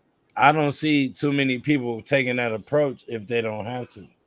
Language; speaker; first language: English; native; English